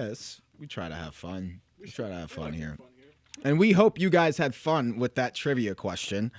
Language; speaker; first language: English; native; English